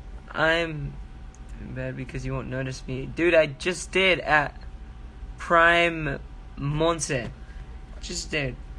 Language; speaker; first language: English; early bilingual, other home language; Spanish